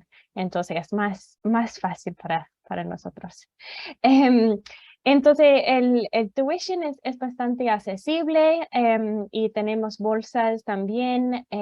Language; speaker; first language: Spanish; non-native, fluent; English